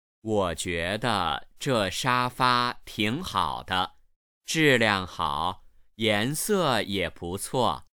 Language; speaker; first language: Chinese; native; Chinese